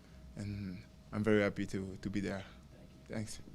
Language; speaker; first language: English; non-native, learner; French